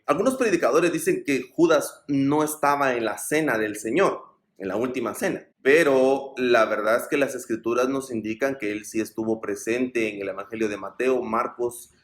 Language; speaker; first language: Spanish; native; Spanish